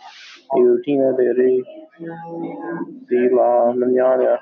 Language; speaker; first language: Spanish; non-native, learner; English